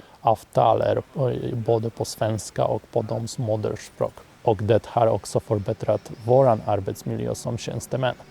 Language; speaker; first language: Swedish; non-native, fluent; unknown